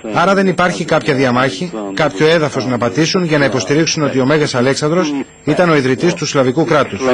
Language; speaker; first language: Greek; non-native, fluent; English